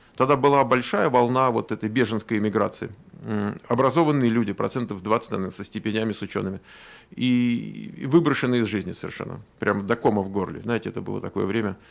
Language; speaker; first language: Russian; native; Russian